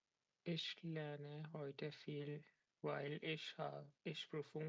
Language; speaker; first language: German; non-native, learner; Urdu